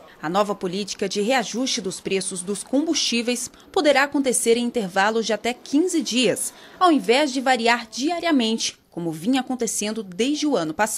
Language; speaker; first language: Portuguese; native; Portuguese